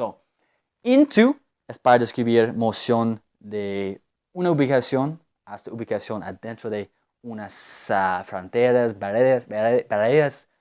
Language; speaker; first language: Spanish; non-native, fluent; English